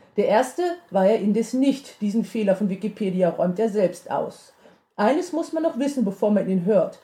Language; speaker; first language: German; native; German